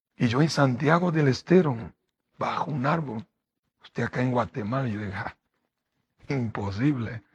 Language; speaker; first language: Spanish; non-native, fluent; Portuguese